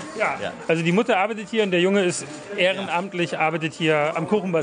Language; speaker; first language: German; native; German